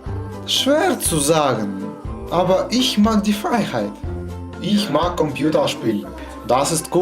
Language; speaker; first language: German; non-native, learner; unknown